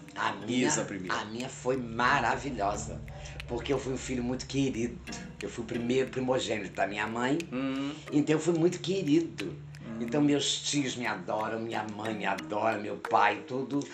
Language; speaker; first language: Portuguese; native; Portuguese